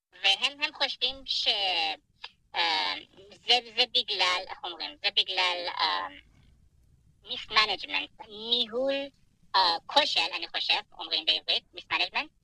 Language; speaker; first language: Hebrew; non-native, fluent; Persian